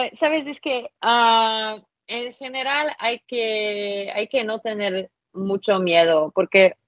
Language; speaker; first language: Spanish; non-native, fluent; Polish